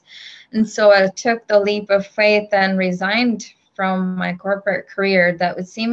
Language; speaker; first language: English; non-native, local second language; Gujarati